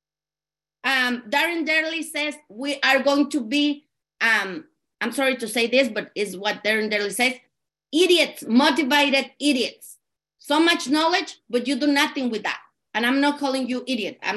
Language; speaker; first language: English; non-native, learner; Spanish